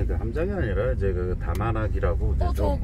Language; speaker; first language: Korean; native; Korean